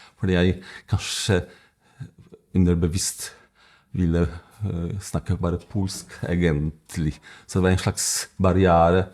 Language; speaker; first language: Norwegian; non-native, fluent; Polish